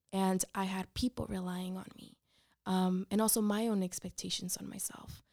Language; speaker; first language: English; early bilingual, other home language; Spanish